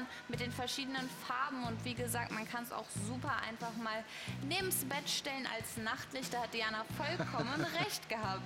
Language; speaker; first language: German; native; German